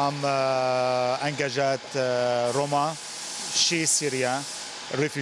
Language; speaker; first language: Romanian; non-native, learner; Arabic